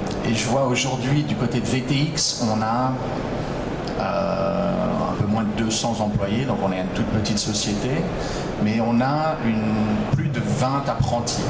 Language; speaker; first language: French; native; French